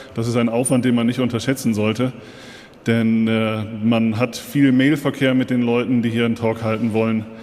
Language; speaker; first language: German; native; German